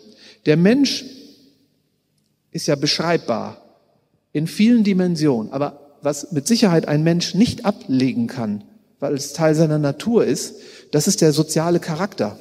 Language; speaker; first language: German; native; German